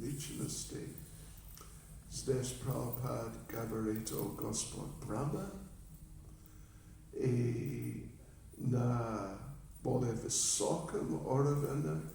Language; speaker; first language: Russian; non-native, learner; English